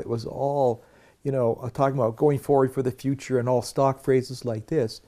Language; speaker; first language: English; native; English